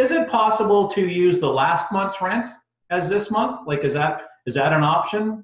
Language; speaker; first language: English; native; English